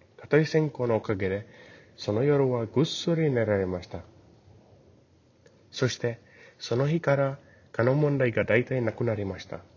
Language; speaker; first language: Japanese; non-native, learner; English